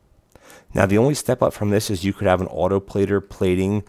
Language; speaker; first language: English; native; English